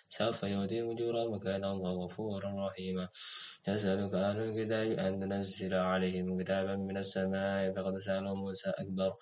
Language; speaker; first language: Arabic; non-native, learner; Indonesian